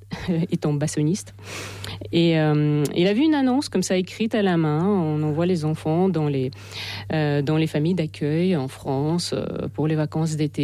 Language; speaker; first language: French; non-native, fluent; Russian